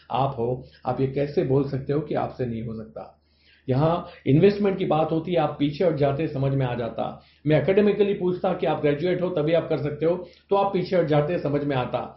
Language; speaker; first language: Hindi; non-native, local second language; Gujarati